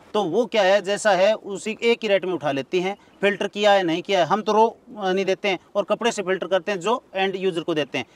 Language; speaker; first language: Hindi; native; Hindi